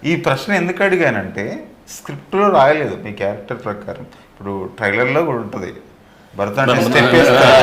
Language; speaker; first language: Telugu; native; Telugu